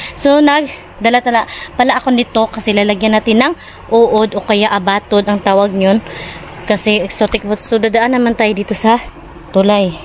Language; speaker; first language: Filipino; non-native, local second language; Cebuano